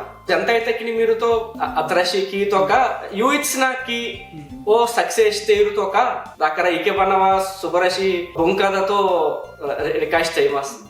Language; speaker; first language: Japanese; non-native, fluent; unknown